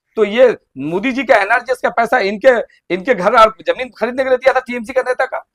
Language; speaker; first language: Hindi; non-native, local second language; Bangla